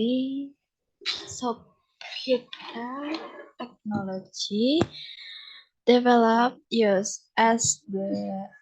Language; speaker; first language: English; non-native, learner; Indonesian